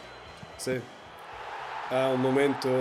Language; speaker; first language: Italian; non-native, learner; German